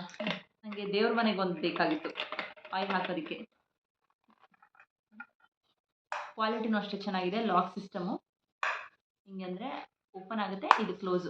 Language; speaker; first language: Kannada; native; Kannada